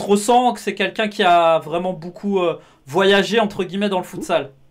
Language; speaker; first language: French; native; French